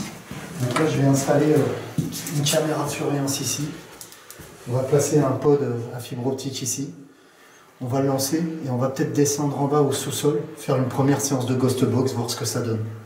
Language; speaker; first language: French; native; French